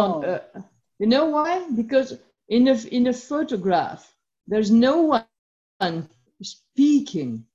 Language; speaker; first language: English; non-native, fluent; French